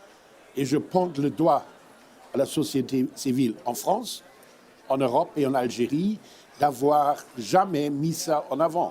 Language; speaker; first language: French; non-native, fluent; German